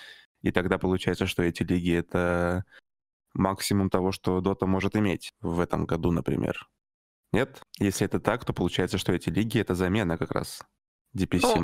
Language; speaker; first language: Russian; native; Russian